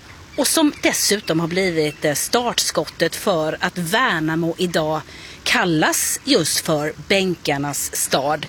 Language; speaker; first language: Swedish; native; Swedish